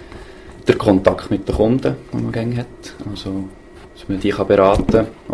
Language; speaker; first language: German; native; German